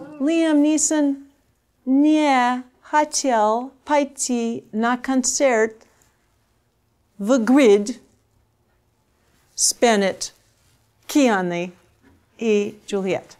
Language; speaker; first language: Russian; non-native, fluent; English